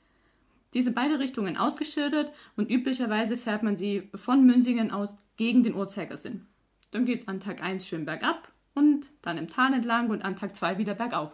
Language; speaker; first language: German; native; German